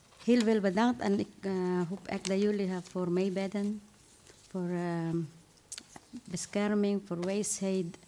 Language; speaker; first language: Dutch; non-native, fluent; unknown